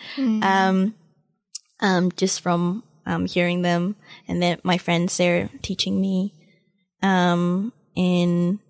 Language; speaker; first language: English; early bilingual, other home language; Malay